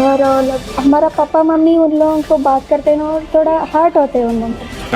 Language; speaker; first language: Hindi; non-native, local second language; Odia